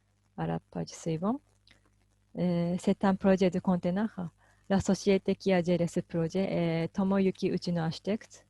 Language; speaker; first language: French; non-native, fluent; Japanese